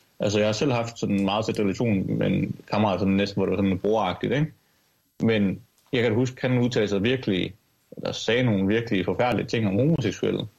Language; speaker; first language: Danish; early bilingual, other home language; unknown